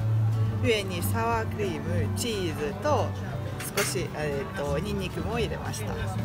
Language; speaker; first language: Japanese; non-native, fluent; Hungarian